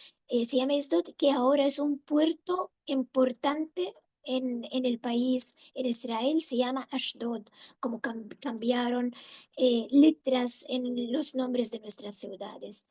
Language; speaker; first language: Spanish; non-native, fluent; Arabic